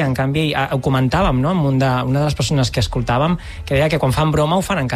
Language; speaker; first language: Catalan; native; Catalan